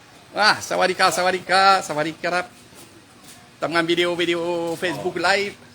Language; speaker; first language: Thai; non-native, learner; French